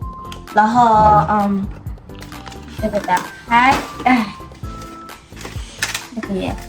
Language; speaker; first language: Chinese; early bilingual, heritage; Chinese